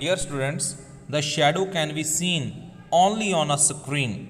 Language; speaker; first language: English; non-native, local second language; Punjabi